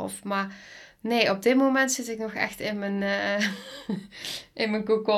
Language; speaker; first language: Dutch; native; Dutch